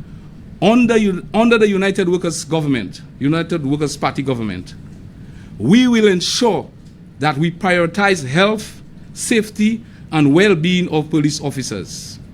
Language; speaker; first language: English; non-native, local second language; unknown